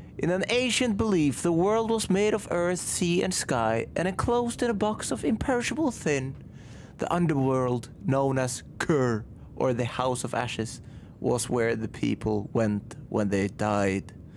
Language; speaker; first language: English; non-native, fluent; Norwegian